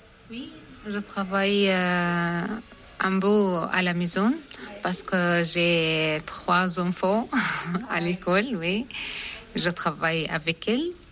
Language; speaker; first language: French; non-native, learner; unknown